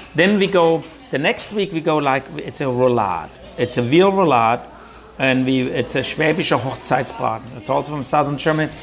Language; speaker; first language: English; non-native, fluent; German